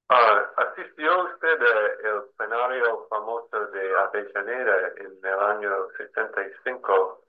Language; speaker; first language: Spanish; non-native, fluent; English